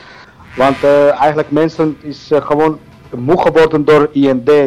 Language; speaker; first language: Dutch; non-native, learner; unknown